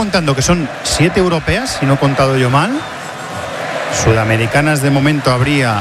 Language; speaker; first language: Spanish; native; Spanish